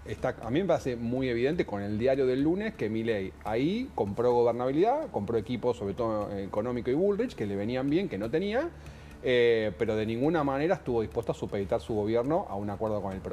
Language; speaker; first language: Spanish; native; Spanish